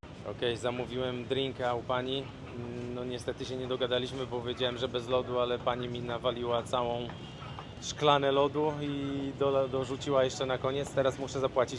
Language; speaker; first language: Polish; native; Polish